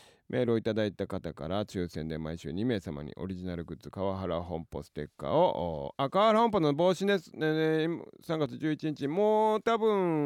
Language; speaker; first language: Japanese; native; Japanese